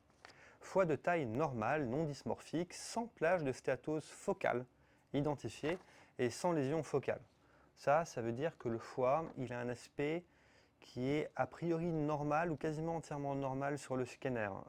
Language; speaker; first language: French; native; French